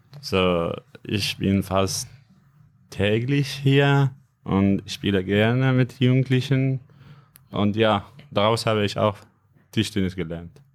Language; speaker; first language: German; non-native, fluent; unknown